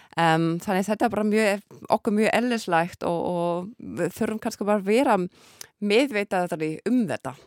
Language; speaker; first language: Icelandic; non-native, fluent; German